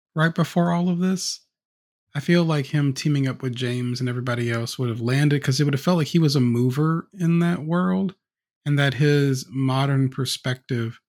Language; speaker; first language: English; native; English